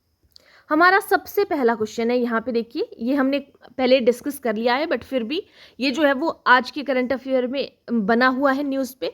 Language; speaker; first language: Hindi; native; Hindi